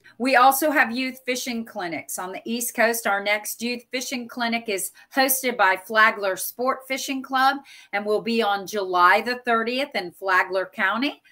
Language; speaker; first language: English; native; English